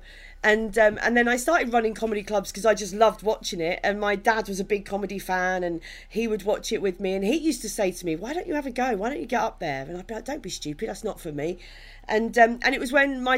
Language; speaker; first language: English; native; English